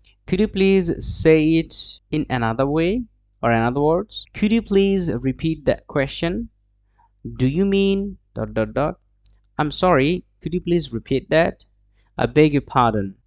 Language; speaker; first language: English; non-native, local second language; Bangla